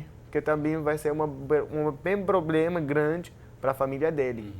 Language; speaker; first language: Portuguese; non-native, learner; Arabic